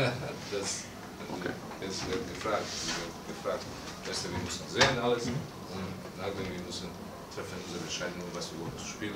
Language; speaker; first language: German; non-native, learner; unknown